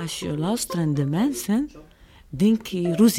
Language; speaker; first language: Dutch; non-native, learner; Arabic